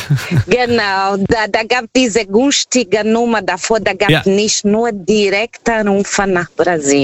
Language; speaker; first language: German; non-native, fluent; Portuguese